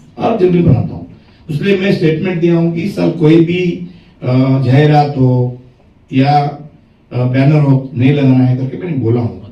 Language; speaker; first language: Hindi; non-native, local second language; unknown